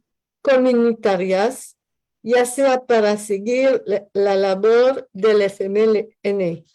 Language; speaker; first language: Spanish; non-native, learner; French